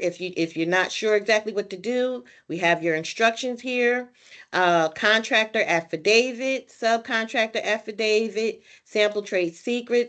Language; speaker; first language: English; native; English